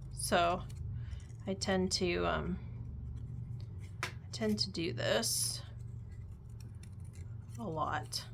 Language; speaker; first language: English; native; English